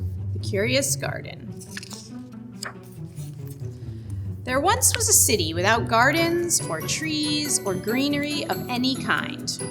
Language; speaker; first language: English; native; English